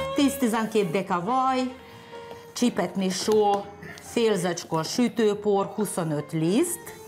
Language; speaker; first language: Hungarian; non-native, fluent; Russian